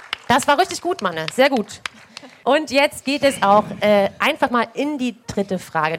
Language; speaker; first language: German; native; German